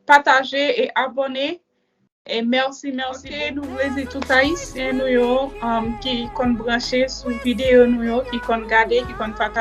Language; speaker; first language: Haitian Creole; early bilingual, heritage; Haitian Creole